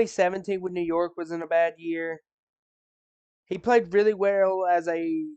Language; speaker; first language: English; native; English